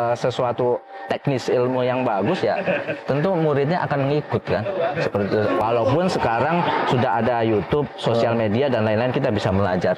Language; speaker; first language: Indonesian; native; Indonesian